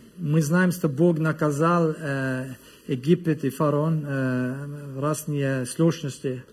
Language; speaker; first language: Russian; non-native, learner; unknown